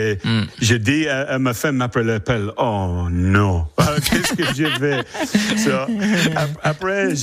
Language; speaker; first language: French; non-native, learner; English